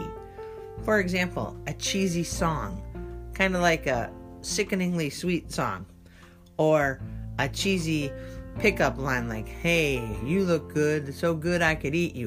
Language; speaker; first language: English; native; English